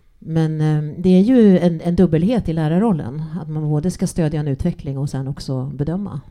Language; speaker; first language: Swedish; early bilingual, other home language; English